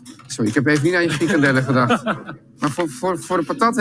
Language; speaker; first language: Dutch; native; Dutch